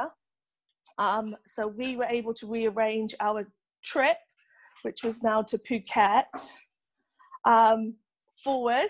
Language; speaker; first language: English; native; English